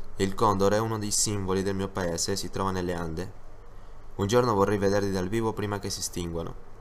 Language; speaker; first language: Italian; non-native, fluent; Spanish